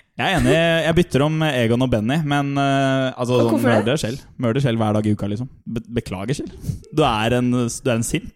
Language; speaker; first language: Norwegian; native; Norwegian